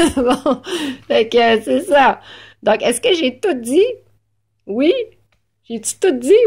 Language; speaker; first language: French; native; French